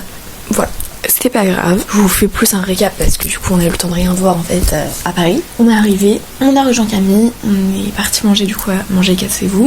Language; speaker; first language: French; native; French